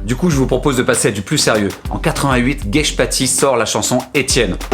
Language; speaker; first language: French; native; French